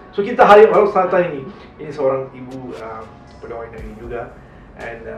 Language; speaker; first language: Indonesian; non-native, learner; Malay